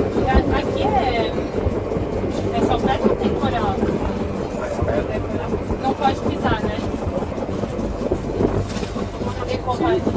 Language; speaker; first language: Portuguese; non-native, learner; French